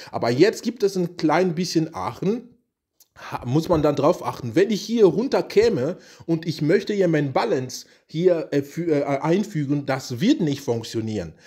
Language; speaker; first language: German; non-native, fluent; French